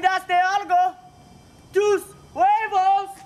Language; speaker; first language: Spanish; non-native, learner; English